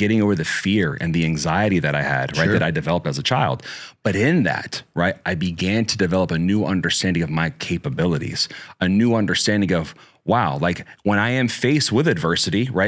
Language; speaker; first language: English; native; English